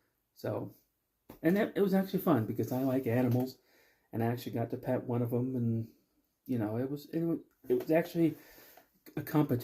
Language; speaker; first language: English; native; English